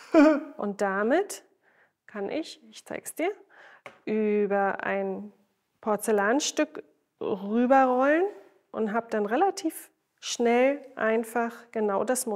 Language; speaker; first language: German; native; German